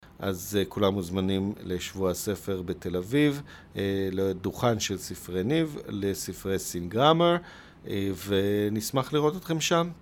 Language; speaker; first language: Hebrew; native; Hebrew